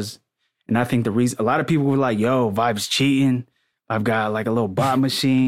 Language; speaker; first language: English; native; English